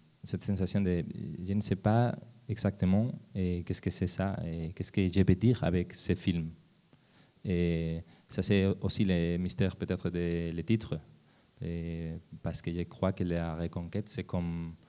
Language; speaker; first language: French; non-native, learner; Spanish